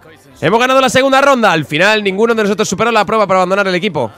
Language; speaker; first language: Spanish; native; Spanish